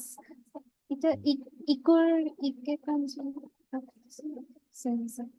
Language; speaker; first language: Japanese; non-native, learner; Bangla